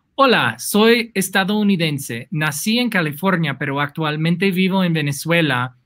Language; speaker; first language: Spanish; non-native, fluent; English